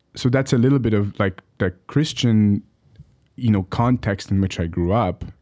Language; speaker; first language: English; early bilingual, other home language; Arabic